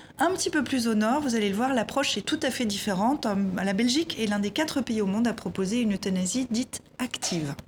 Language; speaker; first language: French; native; French